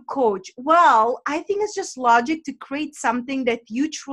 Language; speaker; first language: English; non-native, fluent; Czech